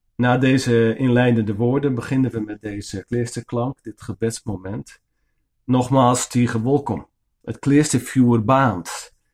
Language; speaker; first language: Dutch; non-native, local second language; Western Frisian